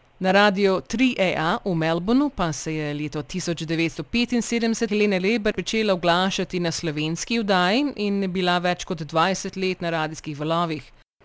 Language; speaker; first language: Slovenian; early bilingual, heritage; Slovenian